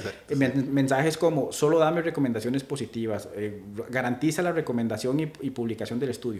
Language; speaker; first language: Spanish; native; Spanish